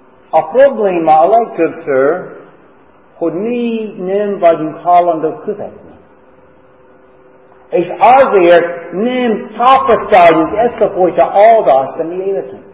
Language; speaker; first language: Hungarian; non-native, learner; English